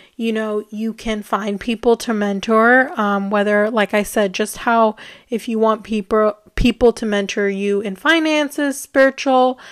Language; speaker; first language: English; native; English